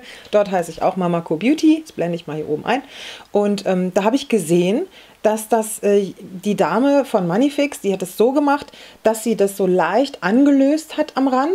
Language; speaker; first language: German; native; German